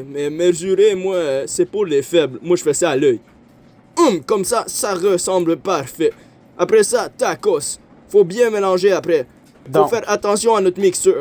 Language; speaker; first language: French; native; French